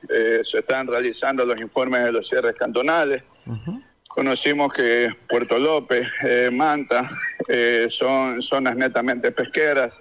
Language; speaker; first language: Spanish; native; Spanish